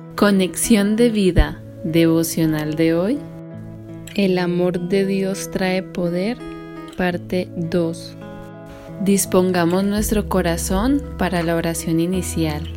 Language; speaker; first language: Spanish; native; Spanish